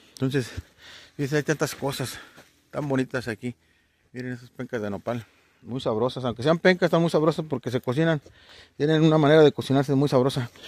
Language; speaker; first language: Spanish; native; Spanish